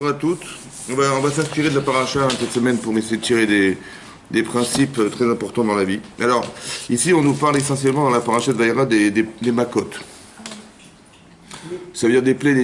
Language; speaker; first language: French; native; French